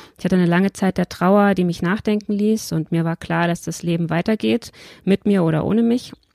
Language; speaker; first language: German; native; German